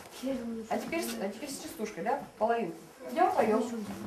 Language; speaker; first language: Russian; native; Russian